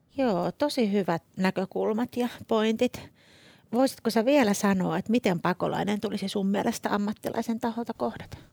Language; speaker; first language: Finnish; native; Finnish